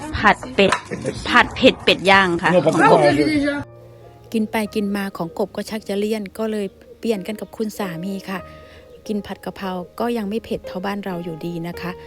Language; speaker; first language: Thai; native; Thai